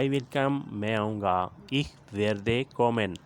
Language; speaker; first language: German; non-native, learner; Urdu